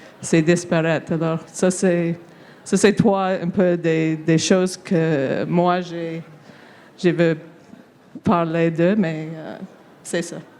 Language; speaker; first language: French; non-native, local second language; English